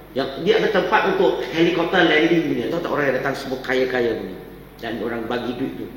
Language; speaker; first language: Malay; non-native, local second language; Chinese